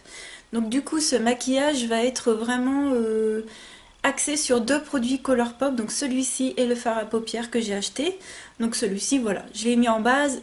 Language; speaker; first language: French; native; French